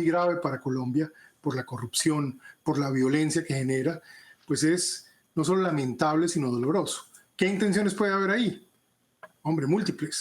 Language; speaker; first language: Spanish; native; Spanish